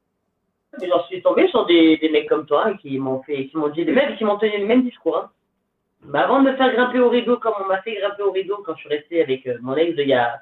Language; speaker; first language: French; native; French